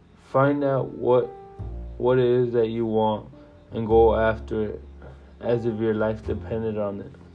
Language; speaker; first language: English; early bilingual, other home language; Spanish